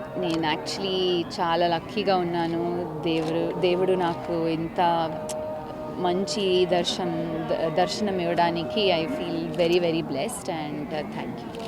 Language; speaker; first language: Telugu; non-native, fluent; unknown